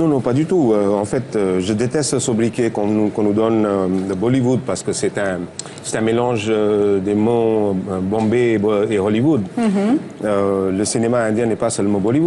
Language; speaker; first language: French; non-native, fluent; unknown